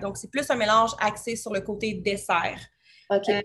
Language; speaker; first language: French; native; French